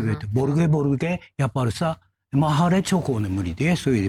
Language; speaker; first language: Turkish; non-native, learner; Japanese